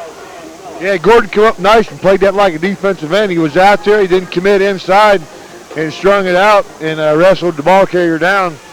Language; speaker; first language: English; native; English